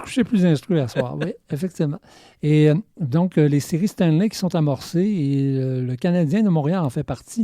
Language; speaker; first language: French; native; French